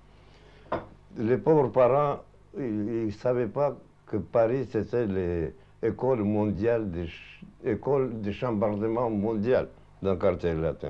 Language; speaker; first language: French; non-native, fluent; Russian